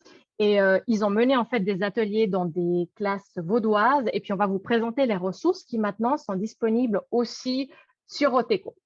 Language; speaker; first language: French; native; French